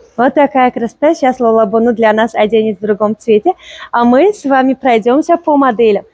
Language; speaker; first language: Russian; non-native, local second language; Tajik